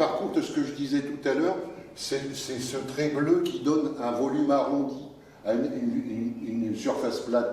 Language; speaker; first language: French; native; French